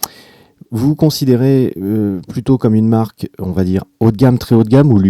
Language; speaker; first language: French; native; French